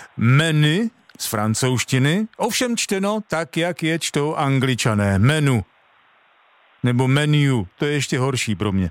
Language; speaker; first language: Czech; native; Czech